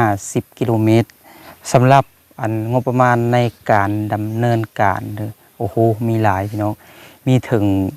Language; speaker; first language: Thai; native; Thai